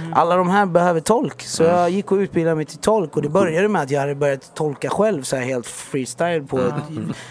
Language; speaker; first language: Swedish; native; Swedish